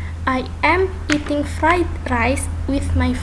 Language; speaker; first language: English; non-native, fluent; Indonesian